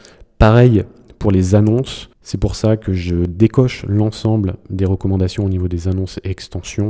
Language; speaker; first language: French; native; French